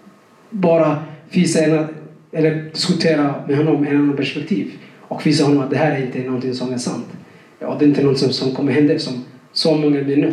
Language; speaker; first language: Swedish; non-native, fluent; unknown